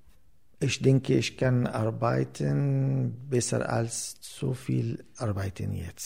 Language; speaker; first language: German; non-native, learner; Arabic